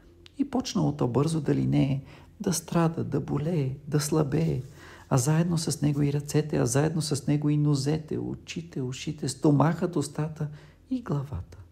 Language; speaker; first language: Bulgarian; native; Bulgarian